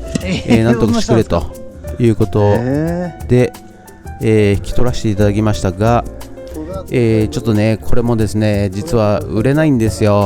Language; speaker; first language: Japanese; native; Japanese